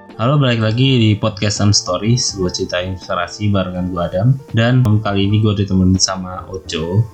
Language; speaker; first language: Indonesian; native; Indonesian